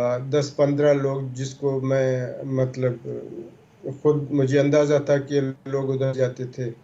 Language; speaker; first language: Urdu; non-native, local second language; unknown